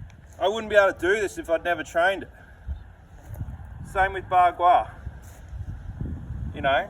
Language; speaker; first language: English; native; English